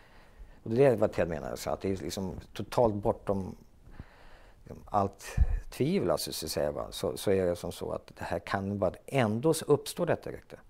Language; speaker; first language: Swedish; native; Swedish